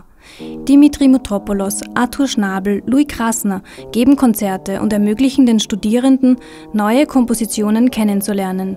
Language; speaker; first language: German; native; German